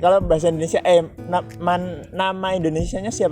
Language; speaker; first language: Indonesian; native; Indonesian